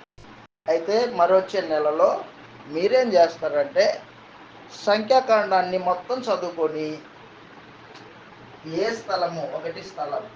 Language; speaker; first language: Telugu; native; Telugu